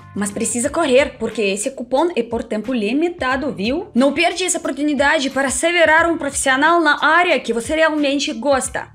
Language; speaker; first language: Portuguese; non-native, fluent; Russian